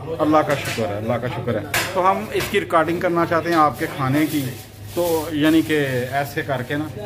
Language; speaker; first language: Urdu; non-native, local second language; Punjabi